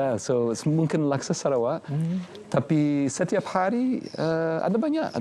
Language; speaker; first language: Malay; non-native, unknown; English